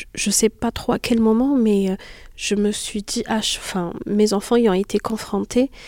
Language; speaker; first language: French; non-native, local second language; Arabic